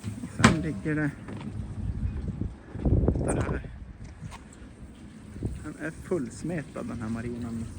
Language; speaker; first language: Swedish; native; Swedish